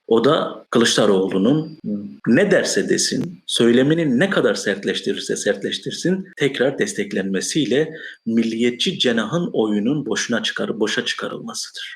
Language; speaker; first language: Turkish; non-native, local second language; Kurdish